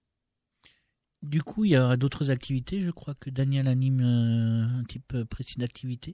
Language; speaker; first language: French; native; French